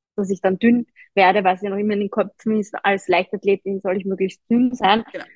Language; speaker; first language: German; native; German